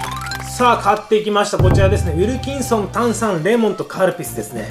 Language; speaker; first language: Japanese; native; Japanese